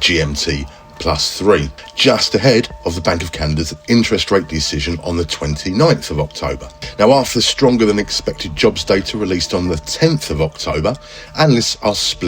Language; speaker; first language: English; native; English